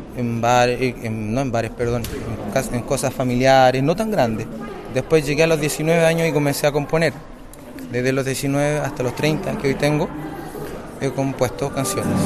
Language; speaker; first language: Spanish; native; Spanish